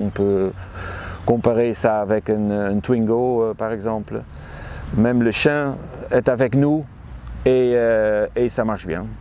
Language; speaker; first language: French; non-native, fluent; Dutch